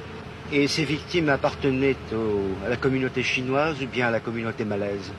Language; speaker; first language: French; native; French